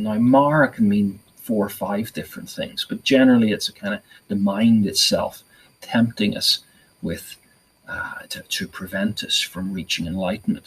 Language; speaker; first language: English; native; English